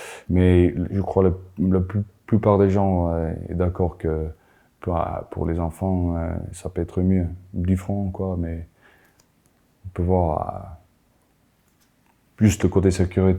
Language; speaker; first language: French; non-native, fluent; Afrikaans